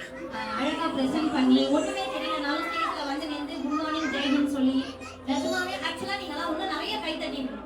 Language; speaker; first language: Tamil; native; Tamil